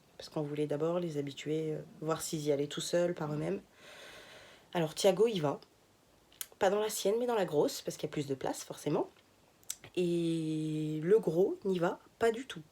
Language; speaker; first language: French; native; French